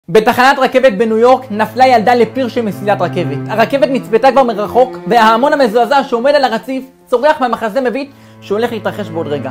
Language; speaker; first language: Hebrew; native; Hebrew